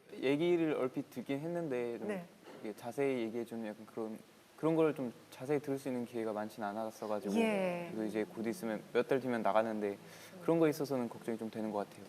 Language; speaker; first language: Korean; native; Korean